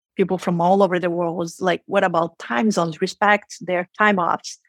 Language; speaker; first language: English; non-native, fluent; Portuguese